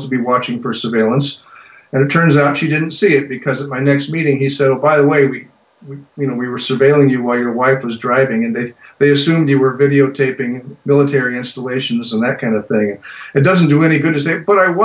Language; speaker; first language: English; native; English